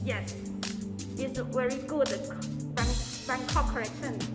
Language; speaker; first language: English; non-native, learner; Thai